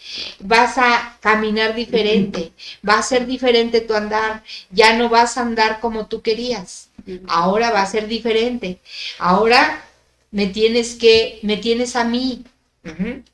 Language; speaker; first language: Spanish; native; Spanish